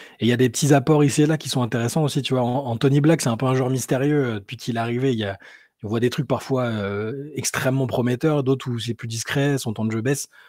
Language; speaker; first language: French; native; French